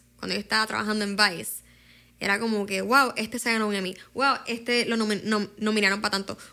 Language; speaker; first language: Spanish; native; Spanish